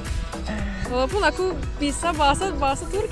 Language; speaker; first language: Indonesian; non-native, fluent; Turkish